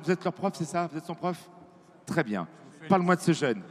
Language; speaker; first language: French; native; French